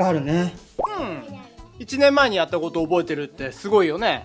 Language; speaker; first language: Japanese; native; Japanese